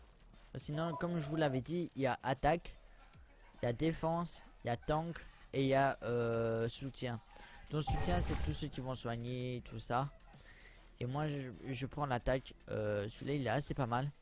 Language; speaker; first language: French; native; French